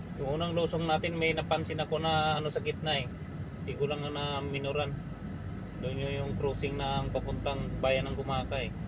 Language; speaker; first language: Filipino; non-native, local second language; Cebuano